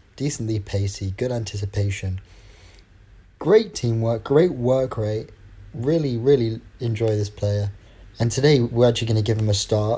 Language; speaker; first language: English; native; English